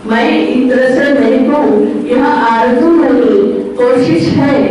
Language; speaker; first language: Hindi; non-native, local second language; Marathi